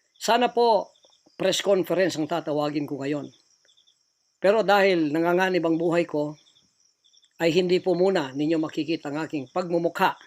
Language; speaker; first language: Filipino; non-native, local second language; Cebuano